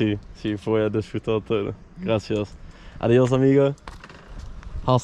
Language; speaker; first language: Spanish; non-native, learner; Dutch